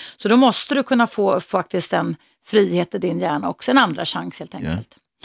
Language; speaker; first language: Swedish; native; Swedish